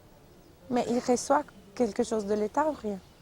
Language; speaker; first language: French; non-native, local second language; Italian